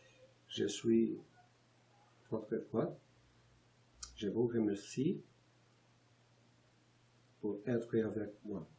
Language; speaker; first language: French; non-native, learner; Portuguese